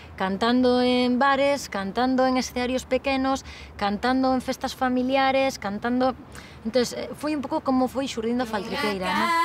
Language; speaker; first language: Galician; native; Galician